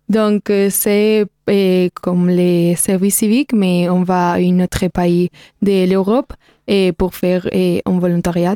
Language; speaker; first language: French; non-native, learner; Spanish